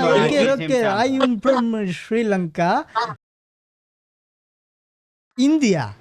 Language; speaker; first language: English; non-native, learner; Sinhala